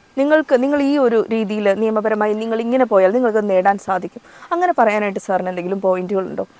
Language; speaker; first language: Malayalam; native; Malayalam